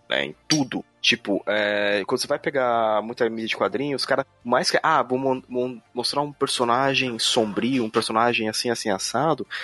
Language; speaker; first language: Portuguese; native; Portuguese